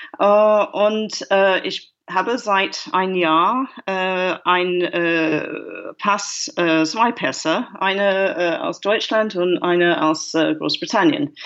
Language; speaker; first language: German; non-native, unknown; English